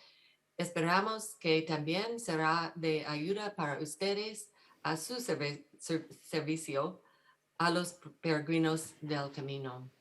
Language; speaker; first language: Spanish; non-native, fluent; English